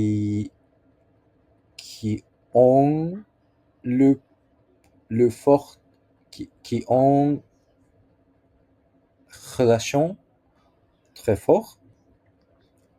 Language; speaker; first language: French; non-native, learner; Japanese